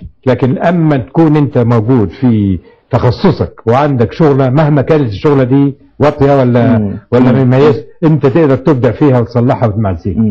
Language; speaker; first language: Arabic; native; Arabic